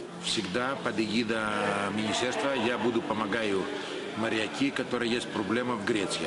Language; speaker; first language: Russian; non-native, learner; Greek